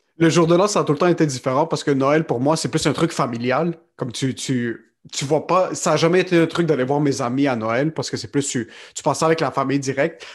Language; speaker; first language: French; native; French